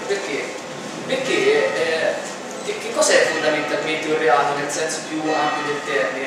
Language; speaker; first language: Italian; native; Italian